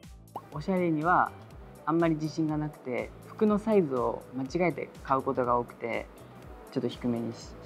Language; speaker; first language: Japanese; native; Japanese